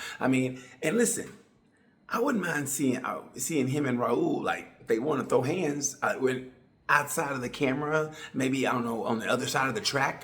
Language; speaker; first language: English; native; English